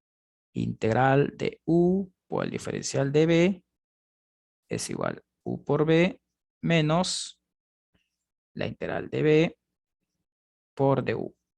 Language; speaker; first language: Spanish; native; Spanish